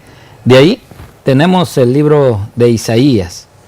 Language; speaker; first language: Spanish; native; Spanish